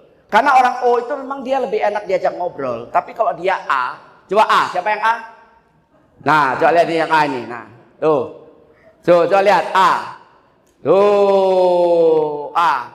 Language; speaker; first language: Indonesian; native; Indonesian